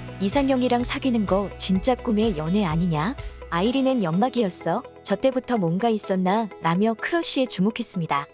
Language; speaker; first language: Korean; native; Korean